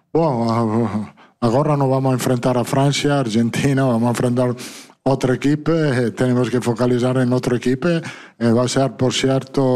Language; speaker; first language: Portuguese; non-native, fluent; Italian